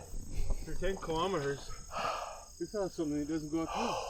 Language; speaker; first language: English; native; English